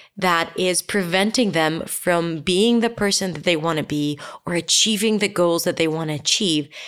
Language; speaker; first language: English; non-native, fluent; Hebrew